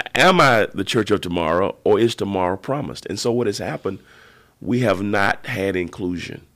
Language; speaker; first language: English; native; English